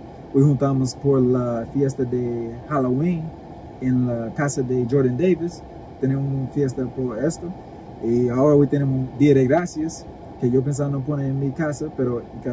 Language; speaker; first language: Spanish; non-native, learner; English